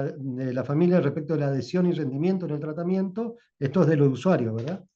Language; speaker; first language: Spanish; native; Spanish